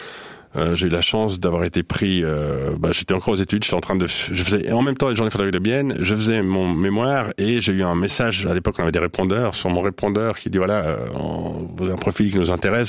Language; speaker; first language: French; non-native, local second language; Swiss German